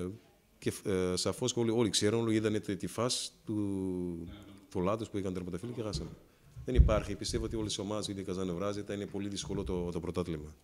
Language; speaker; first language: Greek; non-native, fluent; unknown